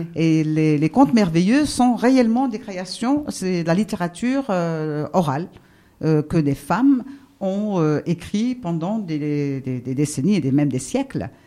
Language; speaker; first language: French; non-native, local second language; Arabic